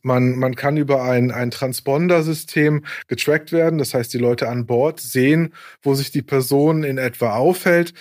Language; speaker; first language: German; native; German